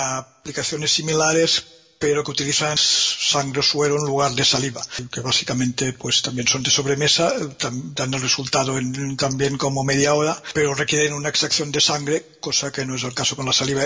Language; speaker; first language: Spanish; native; Spanish